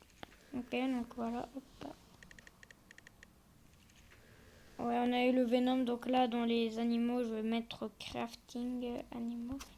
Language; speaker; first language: French; native; French